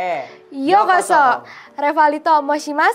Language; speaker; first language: Japanese; non-native, learner; Indonesian